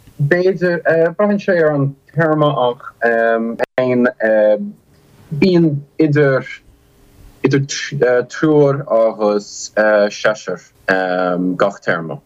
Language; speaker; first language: Irish; non-native, fluent; English